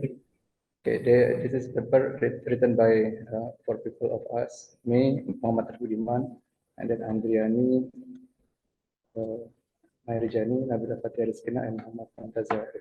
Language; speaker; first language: English; non-native, fluent; Banjar